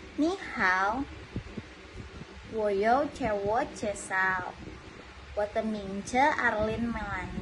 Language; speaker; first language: Chinese; non-native, learner; Indonesian